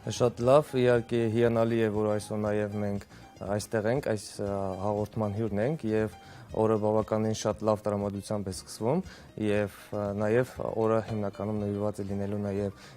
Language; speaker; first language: Armenian; non-native, local second language; Kurdish